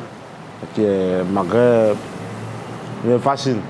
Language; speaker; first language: Spanish; non-native, learner; Arabic